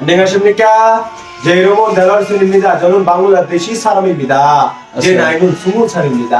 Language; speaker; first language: Korean; non-native, learner; Bangla